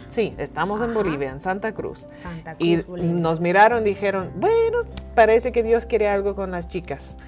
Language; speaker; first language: Spanish; non-native, fluent; English